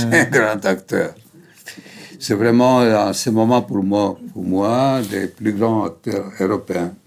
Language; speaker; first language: French; non-native, fluent; Greek